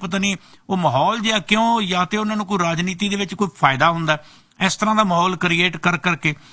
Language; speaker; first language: Punjabi; native; Punjabi